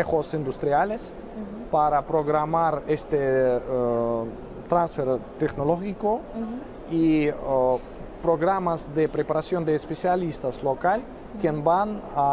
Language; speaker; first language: Spanish; non-native, fluent; Russian